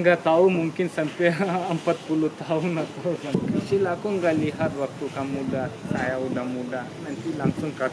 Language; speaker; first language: Indonesian; non-native, learner; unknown